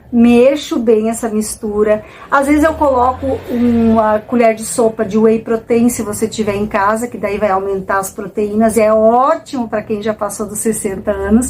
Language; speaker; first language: Portuguese; native; Portuguese